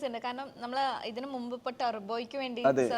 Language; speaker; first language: Malayalam; native; Malayalam